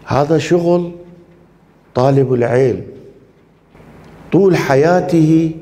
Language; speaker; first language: Arabic; non-native, fluent; Persian